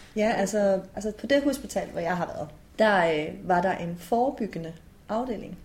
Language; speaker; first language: Danish; early bilingual, other home language; Persian